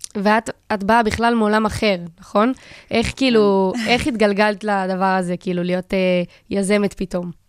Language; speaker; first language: Hebrew; native; Hebrew